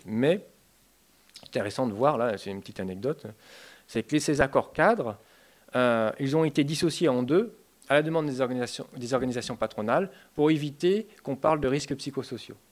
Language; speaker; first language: French; native; French